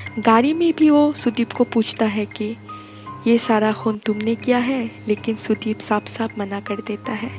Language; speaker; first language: Hindi; non-native, local second language; Bangla